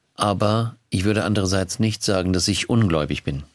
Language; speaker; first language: German; non-native, fluent; English